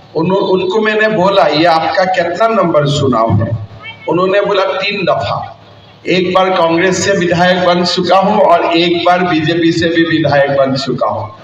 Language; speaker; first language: Hindi; non-native, local second language; Assamese